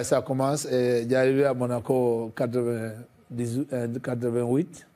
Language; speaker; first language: French; non-native, fluent; English